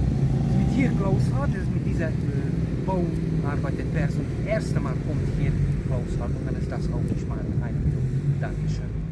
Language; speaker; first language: German; non-native, learner; Hungarian